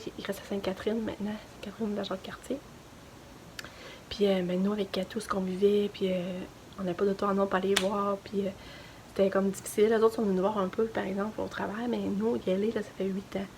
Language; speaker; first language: French; native; French